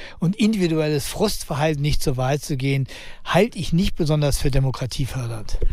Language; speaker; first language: German; native; German